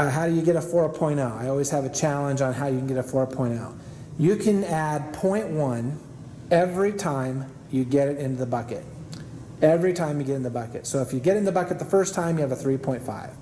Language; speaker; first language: English; native; English